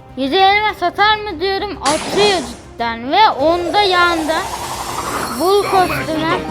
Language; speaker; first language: Turkish; native; Turkish